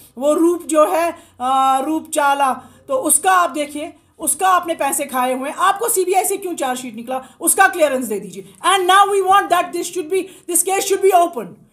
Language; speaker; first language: Hindi; non-native, local second language; Kashmiri